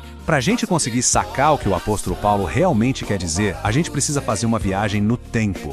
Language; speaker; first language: Portuguese; native; Portuguese